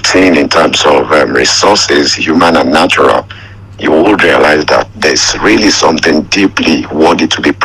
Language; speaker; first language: English; non-native, local second language; Yoruba